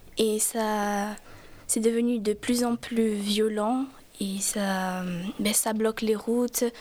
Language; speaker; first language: French; non-native, fluent; Portuguese